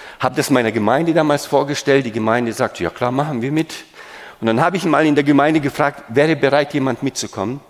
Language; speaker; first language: German; non-native, fluent; Romanian